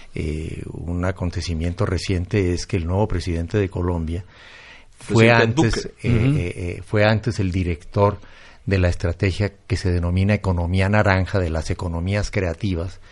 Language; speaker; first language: Spanish; native; Spanish